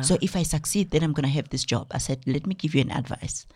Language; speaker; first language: English; non-native, local second language; Zulu